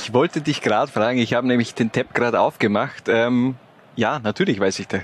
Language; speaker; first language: German; native; German